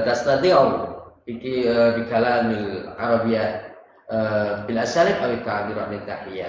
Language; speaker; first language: Arabic; non-native, fluent; Indonesian